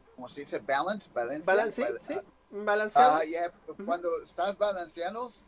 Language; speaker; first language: Spanish; early bilingual, heritage; Spanish